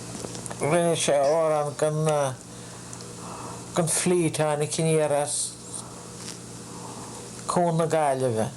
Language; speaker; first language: Irish; native; Irish